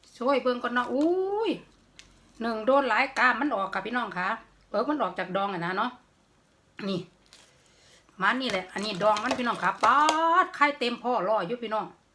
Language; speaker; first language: Thai; native; Thai